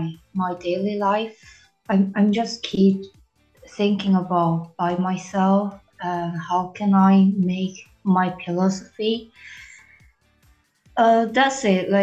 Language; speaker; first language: English; non-native, learner; Korean